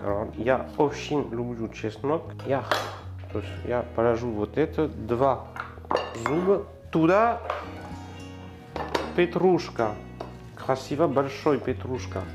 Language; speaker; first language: Russian; non-native, learner; French